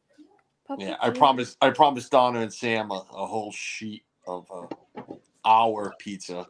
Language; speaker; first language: English; native; English